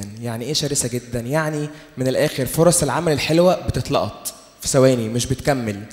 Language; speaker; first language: Arabic; native; Arabic